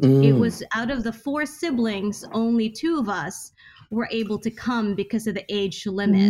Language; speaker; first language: English; non-native, local second language; Hiligaynon